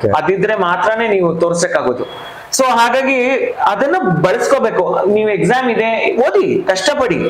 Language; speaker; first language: Kannada; non-native, local second language; Tamil